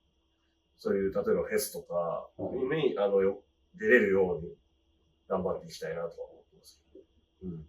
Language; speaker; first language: Japanese; native; Japanese